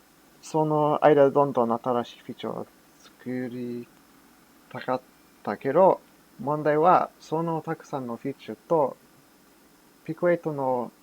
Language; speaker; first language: Japanese; non-native, fluent; English